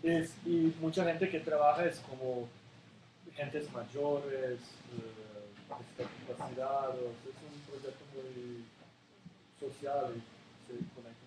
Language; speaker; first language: Spanish; non-native, learner; Serbian